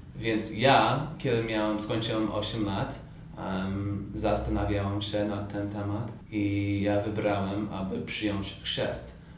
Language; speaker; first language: Polish; non-native, fluent; English